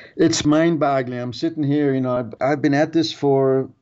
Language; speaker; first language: English; early bilingual, other home language; German